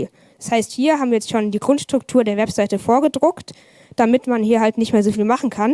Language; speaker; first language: German; native; German